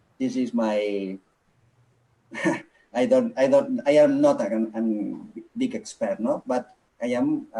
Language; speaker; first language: English; non-native, local second language; Catalan